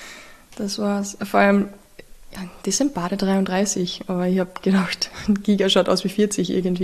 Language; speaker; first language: German; native; German